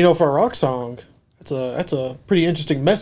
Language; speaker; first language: English; native; English